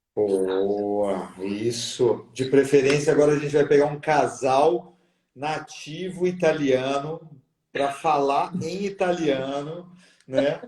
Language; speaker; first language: Portuguese; native; Portuguese